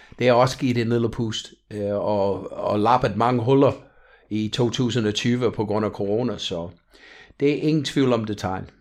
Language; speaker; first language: Danish; non-native, fluent; English